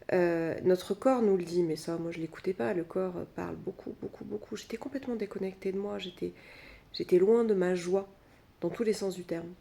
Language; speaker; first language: French; native; French